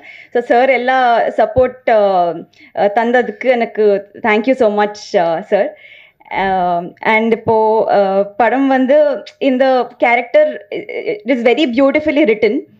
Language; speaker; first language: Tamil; non-native, learner; Telugu